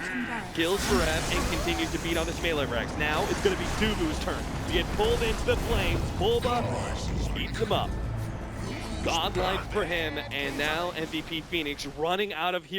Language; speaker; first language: English; native; English